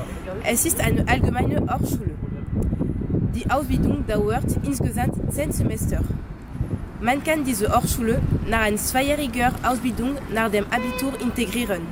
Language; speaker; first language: German; non-native, learner; French